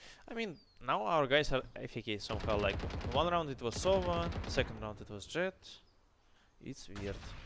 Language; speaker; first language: English; non-native, fluent; Russian